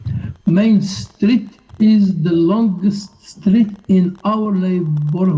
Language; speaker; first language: English; non-native, learner; Arabic